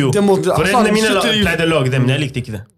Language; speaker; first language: Norwegian; non-native, fluent; Arabic